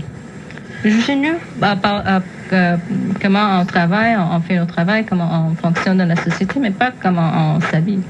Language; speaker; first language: French; non-native, fluent; English